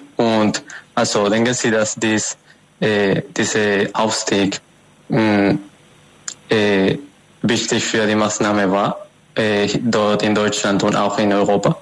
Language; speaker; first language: German; non-native, fluent; Spanish